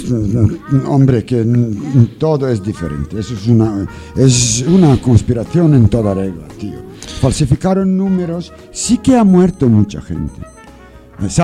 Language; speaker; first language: Spanish; non-native, learner; English